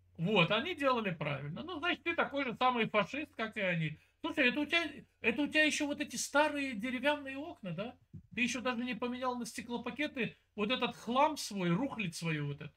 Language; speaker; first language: Russian; native; Russian